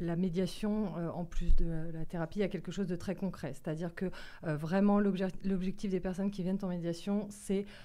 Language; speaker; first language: French; native; French